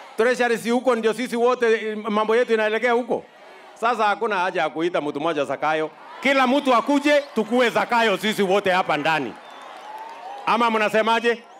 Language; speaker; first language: Swahili; non-native, local second language; Kalenjin